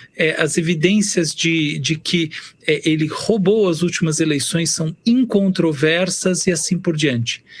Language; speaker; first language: Portuguese; native; Portuguese